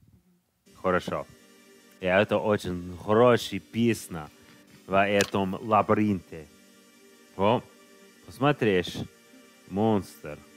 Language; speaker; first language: Russian; non-native, learner; English